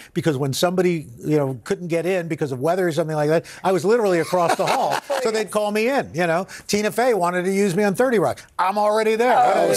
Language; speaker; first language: English; native; English